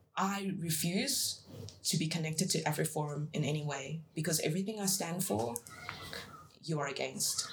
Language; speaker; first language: English; early bilingual, other home language; Chinese